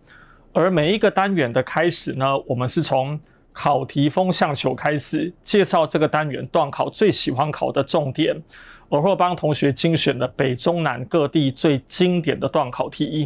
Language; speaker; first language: Chinese; native; Chinese